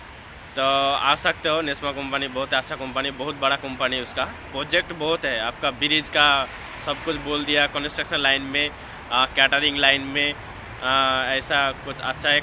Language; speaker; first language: Hindi; non-native, local second language; Bangla